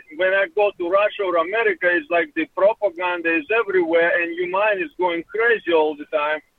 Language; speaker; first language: English; non-native, learner; Russian